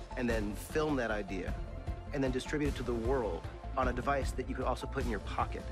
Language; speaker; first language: English; native; English